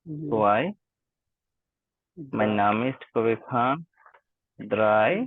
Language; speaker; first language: German; non-native, learner; Bangla